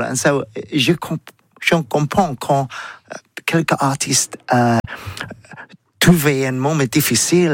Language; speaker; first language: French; non-native, learner; English